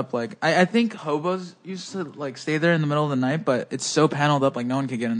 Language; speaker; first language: English; early bilingual, other home language; Spanish